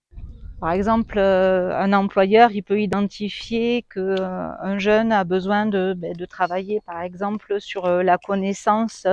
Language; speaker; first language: French; native; French